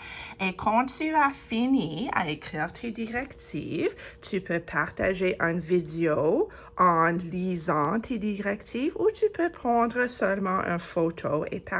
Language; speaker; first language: French; non-native, fluent; English